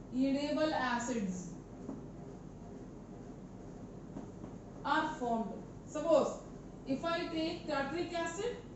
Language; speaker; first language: English; non-native, local second language; Hindi